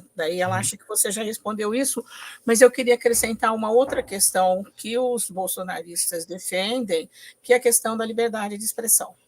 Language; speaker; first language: Portuguese; native; Portuguese